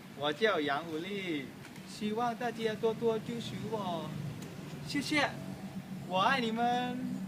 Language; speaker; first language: Chinese; non-native, learner; Thai